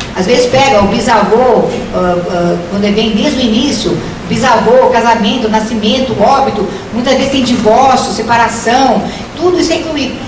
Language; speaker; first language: Portuguese; native; Portuguese